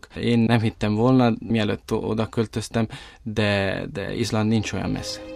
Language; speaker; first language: Hungarian; early bilingual, heritage; Italian